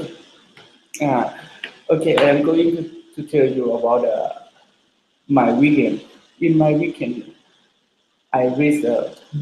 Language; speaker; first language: English; non-native, learner; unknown